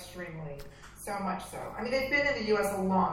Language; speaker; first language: English; native; English